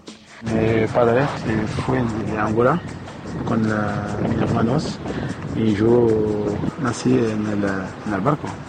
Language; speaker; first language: Spanish; non-native, learner; French